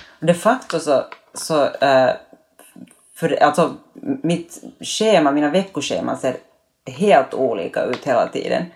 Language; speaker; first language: Swedish; native; Swedish